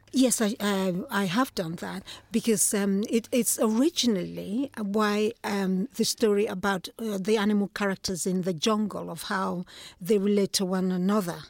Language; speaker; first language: English; non-native, local second language; Igbo